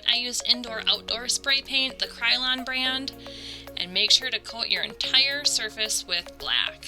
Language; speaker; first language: English; native; English